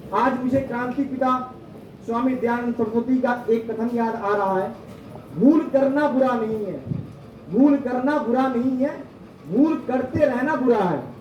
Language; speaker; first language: Hindi; native; Hindi